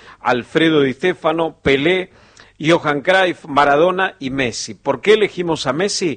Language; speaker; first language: Spanish; native; Spanish